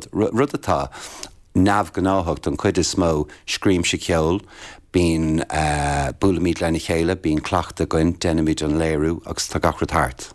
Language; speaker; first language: Irish; native; Irish